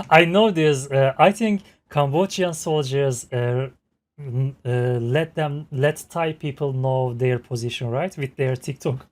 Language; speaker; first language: English; non-native, fluent; Turkish